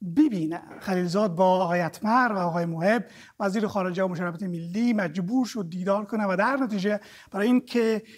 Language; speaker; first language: Persian; native; Persian